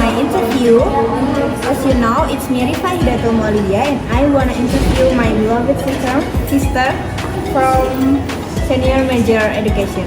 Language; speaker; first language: English; non-native, learner; Indonesian